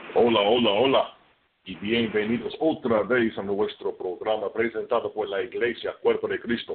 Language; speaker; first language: Spanish; non-native, fluent; English